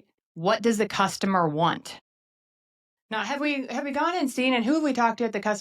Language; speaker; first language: English; native; English